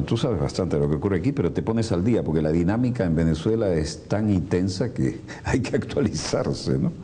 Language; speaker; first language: Spanish; native; Spanish